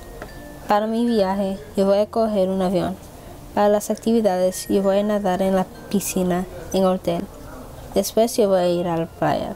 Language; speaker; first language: Spanish; non-native, learner; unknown